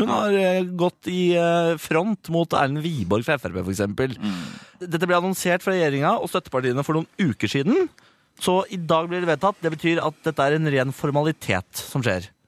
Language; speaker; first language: Norwegian; native; Norwegian